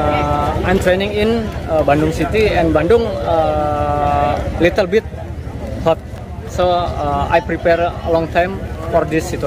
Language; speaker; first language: English; non-native, learner; Indonesian